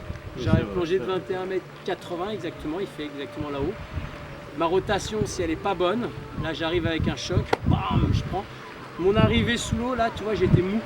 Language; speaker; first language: French; native; French